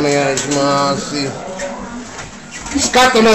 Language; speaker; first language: Japanese; non-native, fluent; English